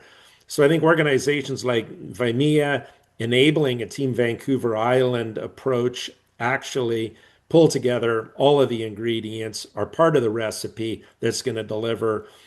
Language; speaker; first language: English; native; English